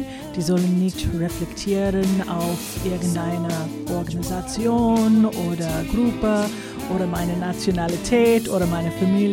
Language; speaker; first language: German; non-native, fluent; English